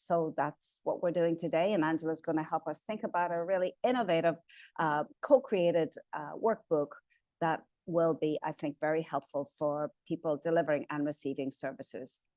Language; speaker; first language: English; native; English